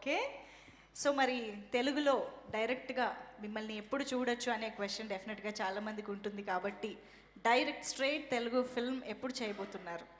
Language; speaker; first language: Telugu; native; Telugu